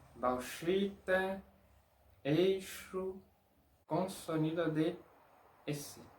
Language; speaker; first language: Spanish; non-native, fluent; Portuguese